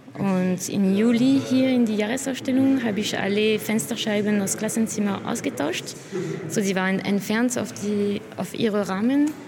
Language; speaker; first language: German; non-native, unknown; French